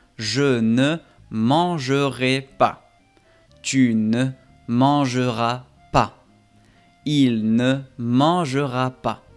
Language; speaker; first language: French; non-native, fluent; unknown